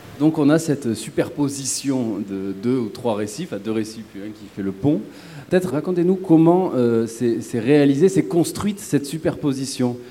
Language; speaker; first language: French; native; French